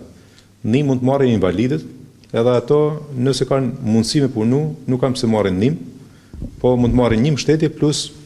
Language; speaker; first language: Albanian; native; Albanian